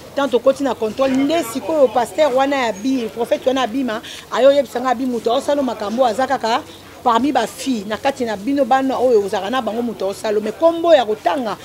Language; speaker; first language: Lingala; native; Lingala